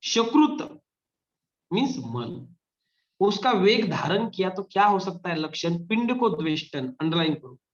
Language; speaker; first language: Hindi; non-native, local second language; Marathi